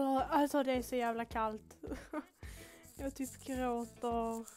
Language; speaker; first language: Swedish; native; Swedish